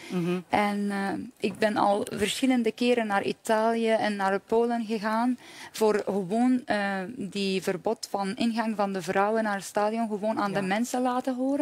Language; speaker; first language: Dutch; non-native, fluent; Persian